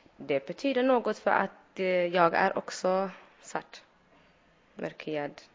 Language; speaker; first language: Swedish; early bilingual, other home language; Somali